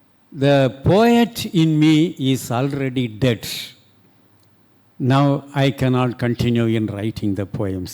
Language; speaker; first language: English; non-native, local second language; Tamil